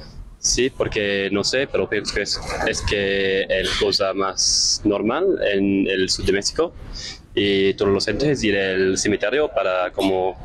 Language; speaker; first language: Spanish; non-native, learner; English